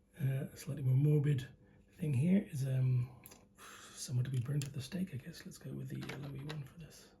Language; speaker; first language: English; native; English